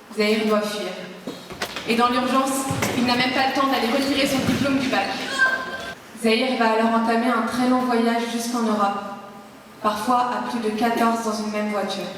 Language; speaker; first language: French; native; French